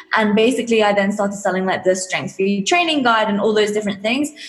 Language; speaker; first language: English; native; English